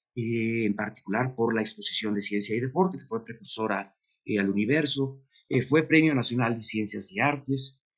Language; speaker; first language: Spanish; native; Spanish